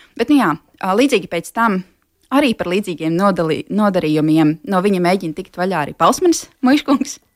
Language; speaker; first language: Latvian; native; Latvian